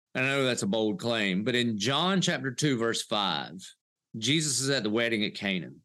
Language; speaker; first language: English; native; English